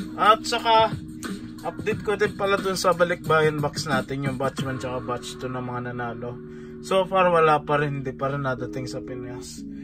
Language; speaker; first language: Filipino; native; Filipino